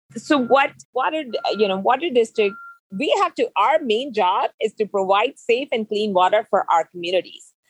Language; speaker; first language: English; non-native, local second language; Urdu